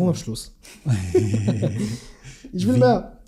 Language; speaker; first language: German; non-native, learner; Kurdish